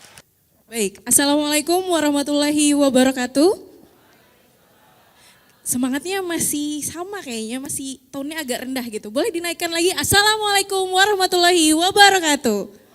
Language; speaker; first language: Indonesian; native; Indonesian